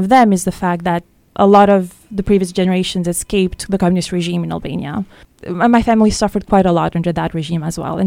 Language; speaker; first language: English; non-native, fluent; French